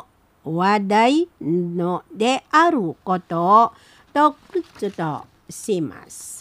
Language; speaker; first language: Japanese; non-native, fluent; Indonesian